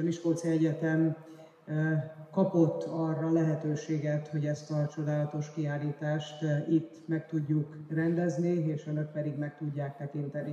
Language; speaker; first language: Hungarian; native; Hungarian